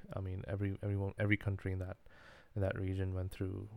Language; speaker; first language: English; non-native, local second language; Urdu